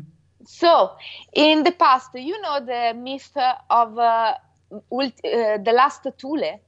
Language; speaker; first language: English; non-native, fluent; Italian